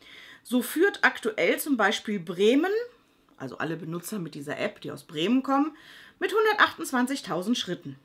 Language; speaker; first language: German; native; German